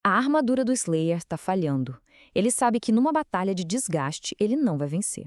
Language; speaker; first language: Portuguese; native; Portuguese